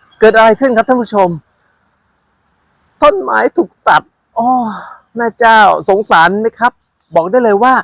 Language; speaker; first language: Thai; native; Thai